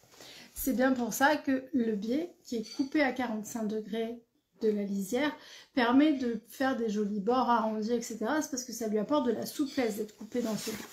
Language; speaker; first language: French; native; French